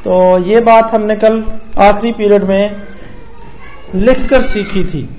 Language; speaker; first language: Urdu; non-native, local second language; Punjabi